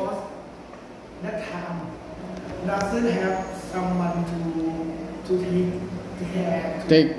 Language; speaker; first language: English; non-native, learner; Thai